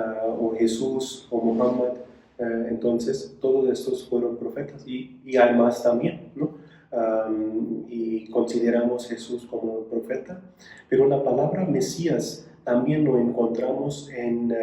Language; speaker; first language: Spanish; non-native, fluent; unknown